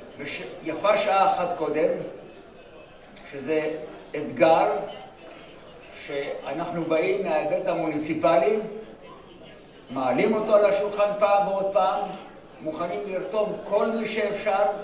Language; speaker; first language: Hebrew; native; Hebrew